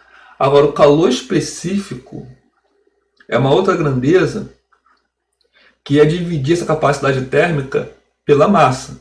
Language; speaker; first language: Portuguese; native; Portuguese